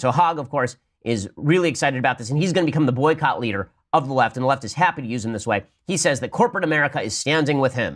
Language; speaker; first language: English; native; English